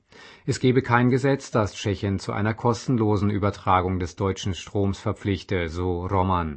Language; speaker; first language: German; native; German